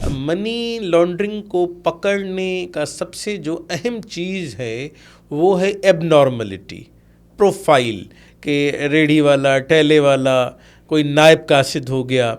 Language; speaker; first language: Urdu; non-native, local second language; Sindhi